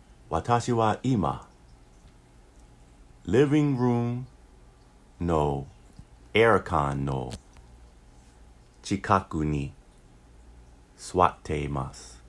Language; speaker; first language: Japanese; non-native, learner; English